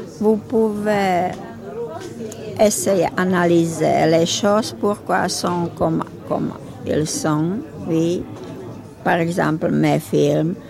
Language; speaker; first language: French; non-native, learner; Czech